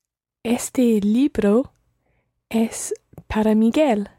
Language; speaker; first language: Spanish; non-native, learner; English